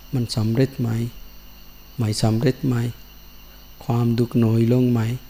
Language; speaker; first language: Thai; non-native, learner; Sinhala